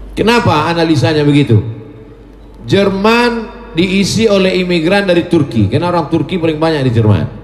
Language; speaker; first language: Indonesian; native; Indonesian